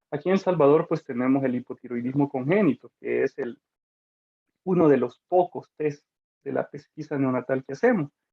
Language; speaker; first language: Spanish; native; Spanish